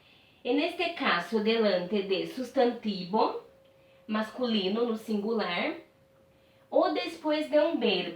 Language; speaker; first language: Spanish; non-native, fluent; Portuguese